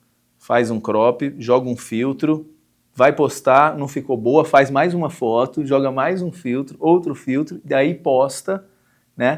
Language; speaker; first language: Portuguese; native; Portuguese